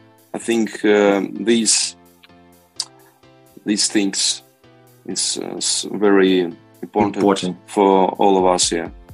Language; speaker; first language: English; non-native, learner; Russian